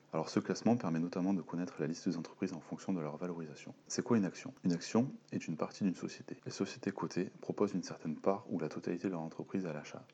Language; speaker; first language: French; native; French